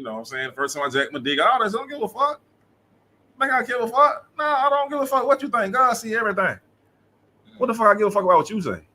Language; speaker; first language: English; native; English